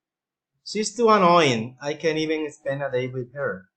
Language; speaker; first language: English; non-native, fluent; Spanish